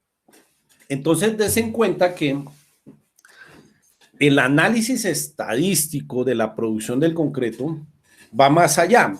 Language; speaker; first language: Spanish; native; Spanish